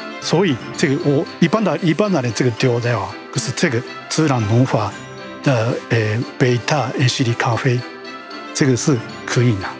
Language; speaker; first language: Chinese; non-native, learner; Japanese